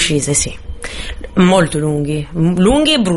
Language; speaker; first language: Italian; non-native, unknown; Arabic